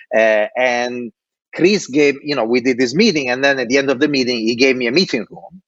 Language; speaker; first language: English; non-native, fluent; Italian